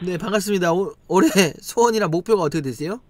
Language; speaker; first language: Korean; native; Korean